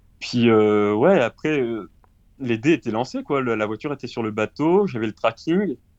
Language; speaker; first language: French; early bilingual, other home language; Portuguese